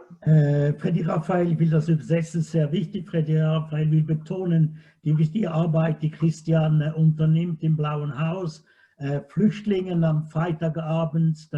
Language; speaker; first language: German; non-native, fluent; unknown